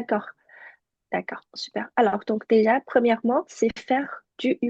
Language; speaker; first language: French; non-native, fluent; Chinese